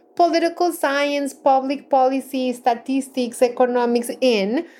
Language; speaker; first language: English; non-native, fluent; Spanish